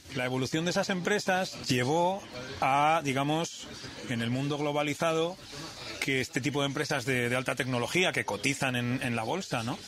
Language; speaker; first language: Spanish; native; Spanish